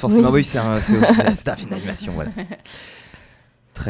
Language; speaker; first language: French; native; French